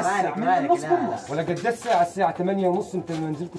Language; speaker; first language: Arabic; native; Arabic